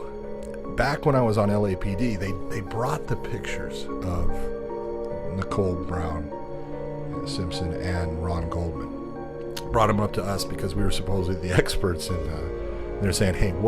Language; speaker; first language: English; native; English